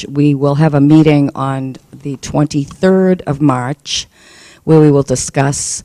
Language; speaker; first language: English; native; English